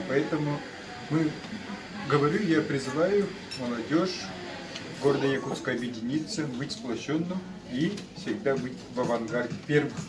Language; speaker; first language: Russian; non-native, local second language; Yakut